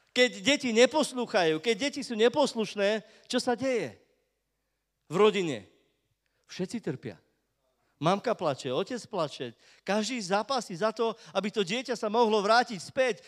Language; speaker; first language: Slovak; non-native, local second language; Romany